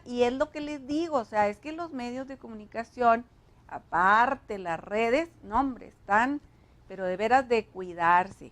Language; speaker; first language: Spanish; native; Spanish